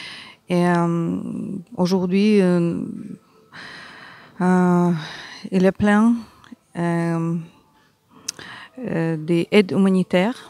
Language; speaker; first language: French; non-native, learner; Ukrainian